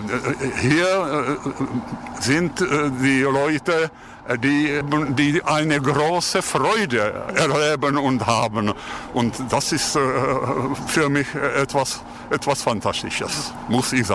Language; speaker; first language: German; non-native, fluent; Czech